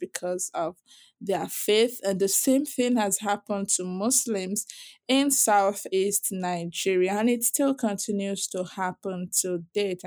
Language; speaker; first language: English; non-native, local second language; Yoruba